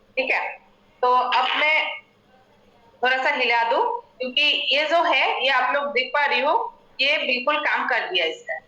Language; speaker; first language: Hindi; non-native, local second language; Assamese